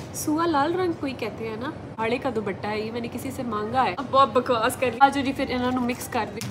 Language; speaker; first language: Urdu; native; Urdu